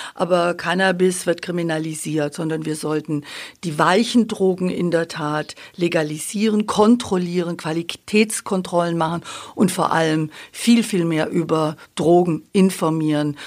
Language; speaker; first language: German; native; German